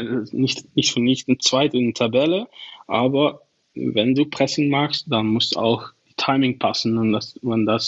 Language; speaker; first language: German; non-native, learner; Dutch